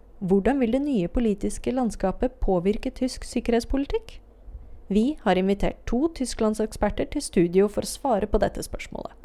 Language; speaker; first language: Norwegian; native; Norwegian